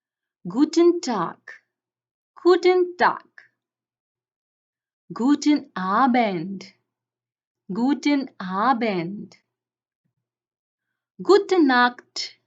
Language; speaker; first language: German; non-native, fluent; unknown